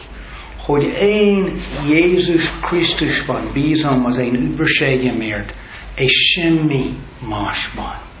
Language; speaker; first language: Hungarian; non-native, learner; English